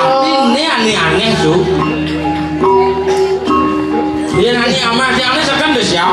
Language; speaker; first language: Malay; non-native, local second language; Balinese